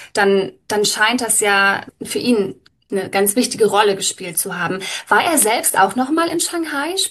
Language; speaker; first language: German; native; German